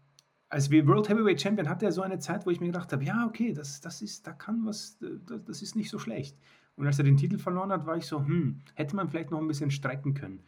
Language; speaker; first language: German; native; German